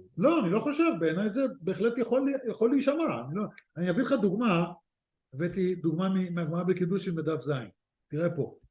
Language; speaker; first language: Hebrew; native; Hebrew